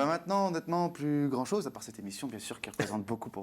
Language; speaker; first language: French; native; French